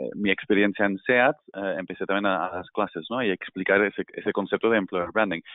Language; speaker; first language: Spanish; non-native, fluent; Dutch